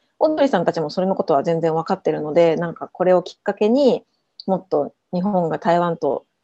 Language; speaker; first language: Japanese; native; Japanese